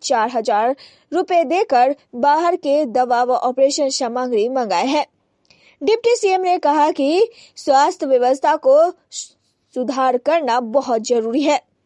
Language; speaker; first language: Hindi; native; Hindi